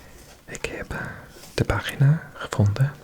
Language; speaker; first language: Dutch; non-native, learner; English